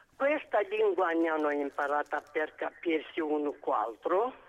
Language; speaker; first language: Italian; non-native, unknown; Romanian